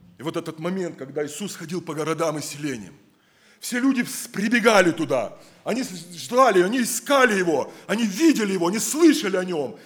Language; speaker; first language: Russian; native; Russian